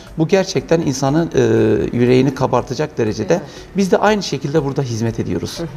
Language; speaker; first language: Turkish; native; Turkish